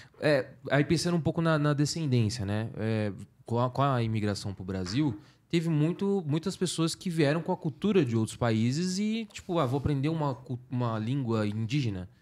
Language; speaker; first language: Portuguese; native; Portuguese